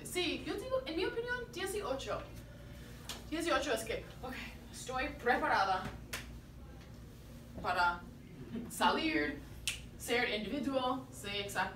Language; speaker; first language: Spanish; non-native, fluent; English